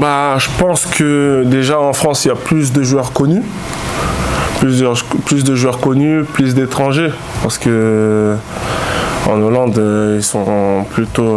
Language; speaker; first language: French; native; French